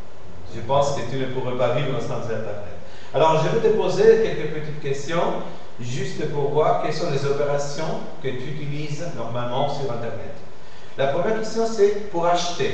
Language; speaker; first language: French; non-native, fluent; Spanish